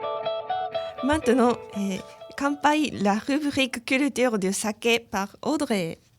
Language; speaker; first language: French; non-native, learner; Japanese